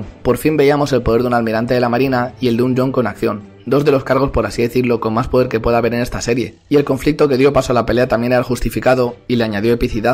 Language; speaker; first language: Spanish; native; Spanish